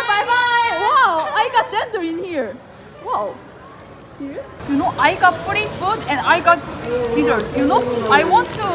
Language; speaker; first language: English; non-native, learner; Korean